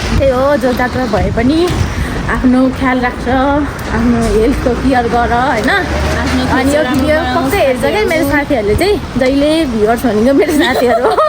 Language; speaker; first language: Nepali; native; Nepali